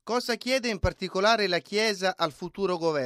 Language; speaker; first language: Italian; native; Italian